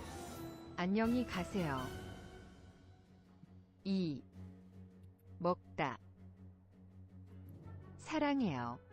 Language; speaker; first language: Korean; non-native, learner; English